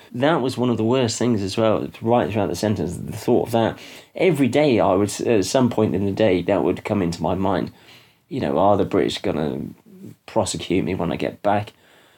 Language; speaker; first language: English; native; English